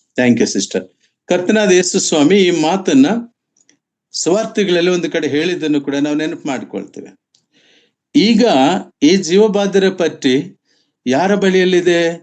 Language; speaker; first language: Kannada; non-native, local second language; Telugu